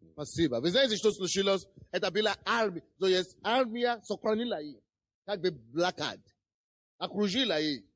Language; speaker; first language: Russian; non-native, fluent; Yoruba